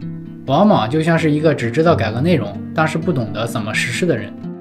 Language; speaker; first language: Chinese; native; Chinese